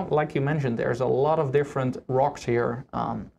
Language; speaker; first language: English; non-native, fluent; Dutch